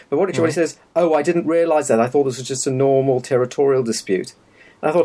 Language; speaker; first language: English; native; English